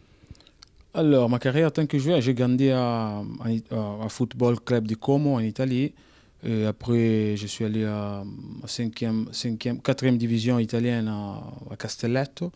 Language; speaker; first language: French; non-native, learner; Italian